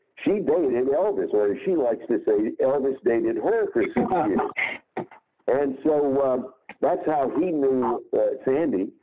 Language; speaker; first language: English; native; English